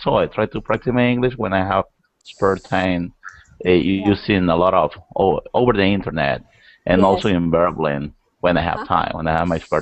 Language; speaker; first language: English; non-native, learner; Spanish